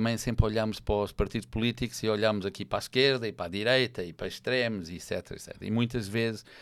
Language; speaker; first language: Portuguese; non-native, fluent; English